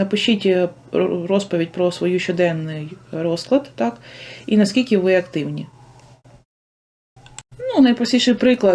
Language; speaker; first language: Ukrainian; native; Ukrainian